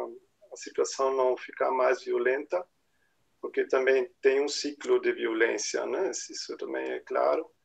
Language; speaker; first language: Portuguese; non-native, fluent; German